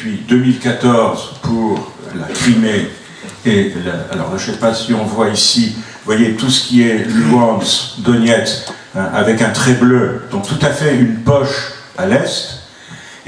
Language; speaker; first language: French; native; French